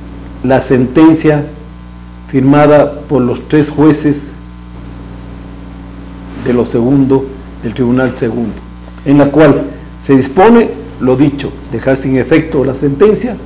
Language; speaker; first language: Spanish; native; Spanish